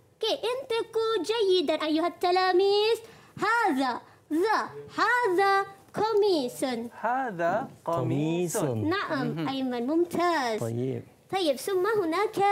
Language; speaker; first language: Arabic; non-native, fluent; Malay